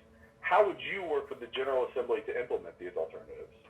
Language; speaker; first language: English; native; English